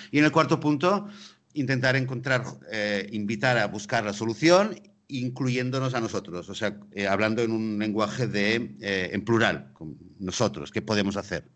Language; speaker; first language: Spanish; native; Spanish